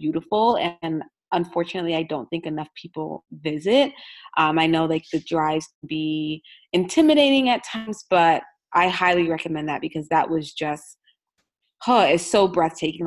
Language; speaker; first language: English; native; English